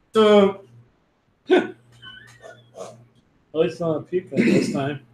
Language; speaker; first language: English; native; English